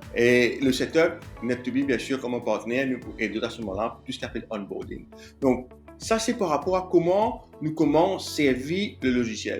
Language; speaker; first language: French; non-native, local second language; Morisyen